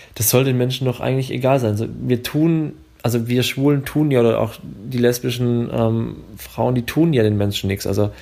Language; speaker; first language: German; native; German